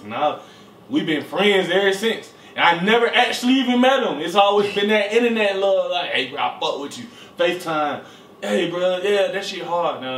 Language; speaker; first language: English; native; English